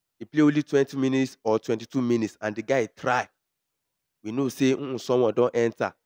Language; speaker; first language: Nigerian Pidgin; non-native, local second language; Yoruba